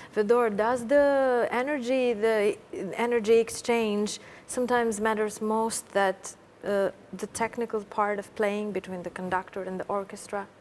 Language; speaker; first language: English; non-native, fluent; Albanian